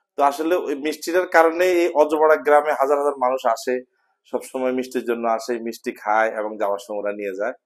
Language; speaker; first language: Bangla; native; Bangla